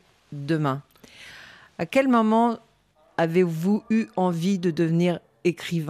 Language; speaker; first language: French; native; French